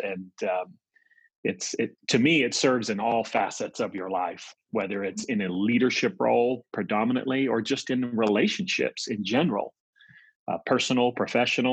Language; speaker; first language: English; native; English